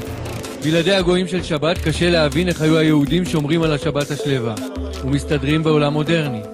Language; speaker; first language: Hebrew; native; Hebrew